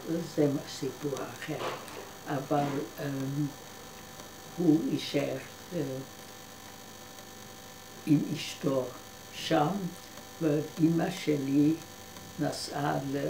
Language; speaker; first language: Hebrew; non-native, fluent; Dutch